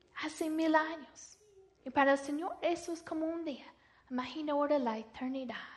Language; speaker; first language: Spanish; non-native, fluent; English